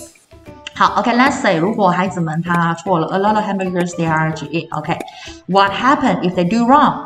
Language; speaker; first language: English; non-native, fluent; Chinese